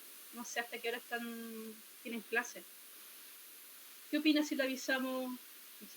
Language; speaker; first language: Spanish; native; Spanish